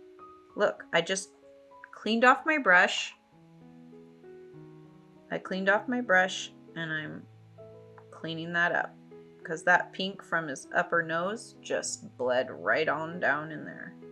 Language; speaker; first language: English; native; English